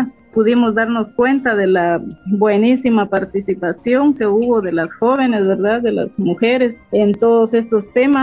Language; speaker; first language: Spanish; native; Spanish